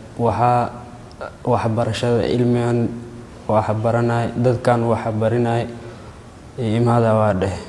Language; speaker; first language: Somali; non-native, local second language; Oromo